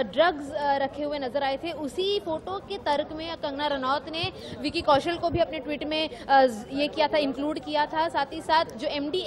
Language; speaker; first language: Hindi; native; Hindi